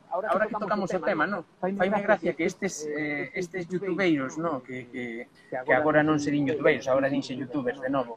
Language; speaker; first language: Galician; non-native, local second language; Spanish